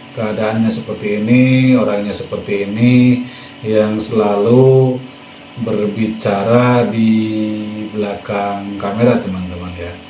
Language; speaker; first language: Indonesian; non-native, local second language; Sundanese